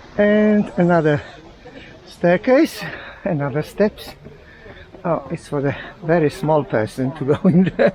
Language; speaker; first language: English; non-native, fluent; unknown